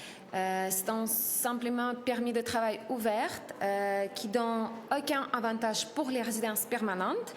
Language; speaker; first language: French; non-native, learner; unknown